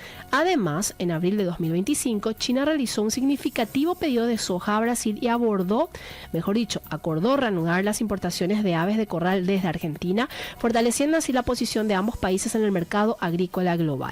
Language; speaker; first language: Spanish; native; Spanish